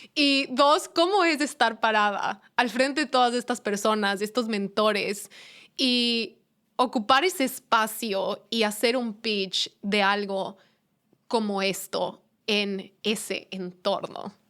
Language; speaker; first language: Spanish; native; Spanish